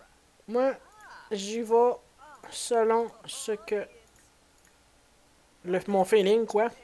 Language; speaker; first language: French; native; French